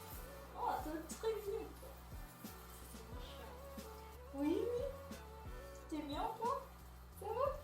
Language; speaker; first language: French; non-native, fluent; English